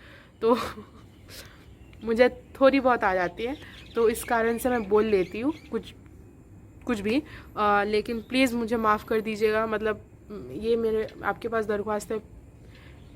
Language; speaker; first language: Hindi; non-native, local second language; Bangla